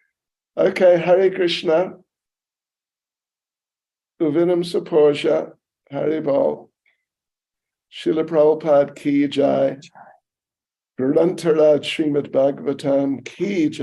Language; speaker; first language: Russian; non-native, learner; English